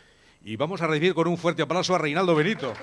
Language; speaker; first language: Spanish; native; Spanish